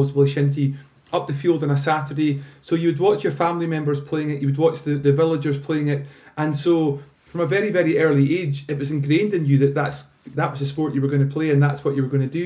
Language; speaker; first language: English; native; English